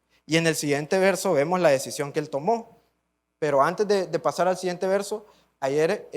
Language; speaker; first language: Spanish; native; Spanish